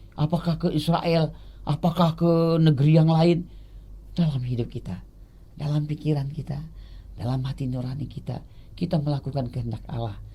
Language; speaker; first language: Indonesian; non-native, local second language; Achinese